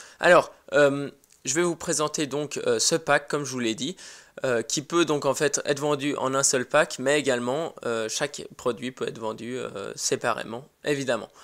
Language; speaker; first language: French; native; French